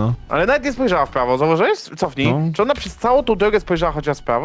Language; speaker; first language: Polish; native; Polish